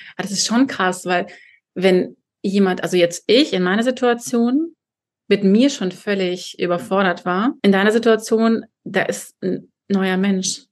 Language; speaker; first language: German; early bilingual, other home language; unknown